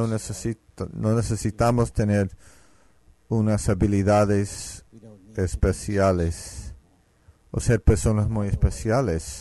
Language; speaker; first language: Spanish; non-native, fluent; Finnish